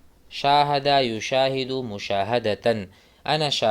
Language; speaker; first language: Arabic; non-native, fluent; Urdu